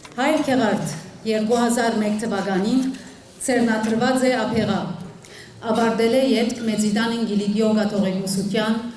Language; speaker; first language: Armenian; early bilingual, heritage; Armenian